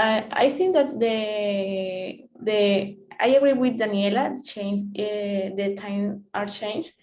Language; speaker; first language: English; non-native, learner; Spanish